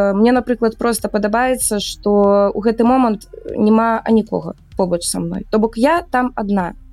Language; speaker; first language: Belarusian; native; Belarusian